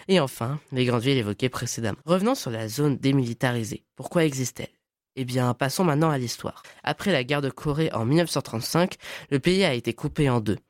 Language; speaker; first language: French; native; French